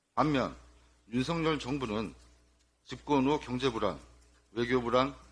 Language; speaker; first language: Korean; native; Korean